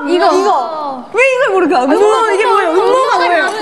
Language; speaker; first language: Korean; native; Korean